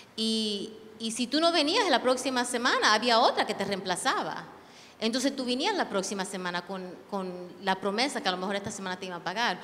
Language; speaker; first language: Spanish; early bilingual, heritage; Spanish